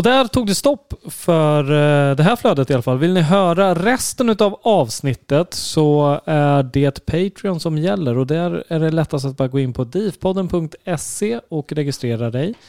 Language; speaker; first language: Swedish; native; Swedish